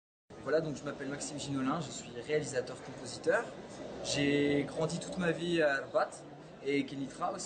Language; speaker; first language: French; early bilingual, heritage; French